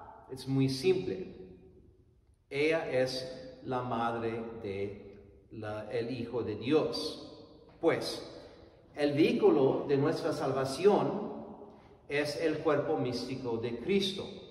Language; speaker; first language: Spanish; non-native, fluent; English